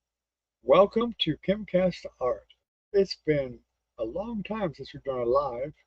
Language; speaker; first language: English; native; English